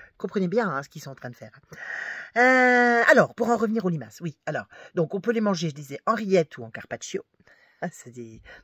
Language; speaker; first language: French; native; French